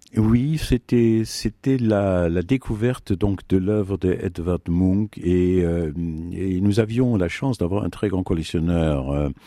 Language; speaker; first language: French; non-native, fluent; German